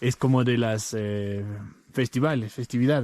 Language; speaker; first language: Spanish; non-native, learner; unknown